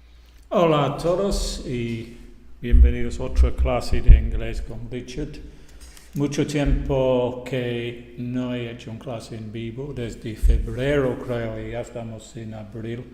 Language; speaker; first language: Spanish; non-native, fluent; English